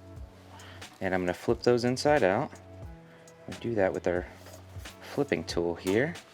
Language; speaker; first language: English; native; English